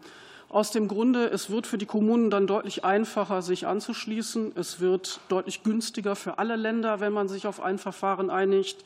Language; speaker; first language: German; native; German